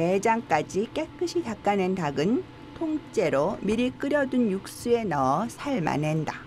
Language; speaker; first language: Korean; native; Korean